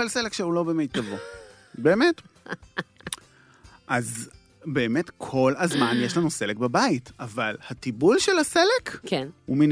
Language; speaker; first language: Hebrew; native; Hebrew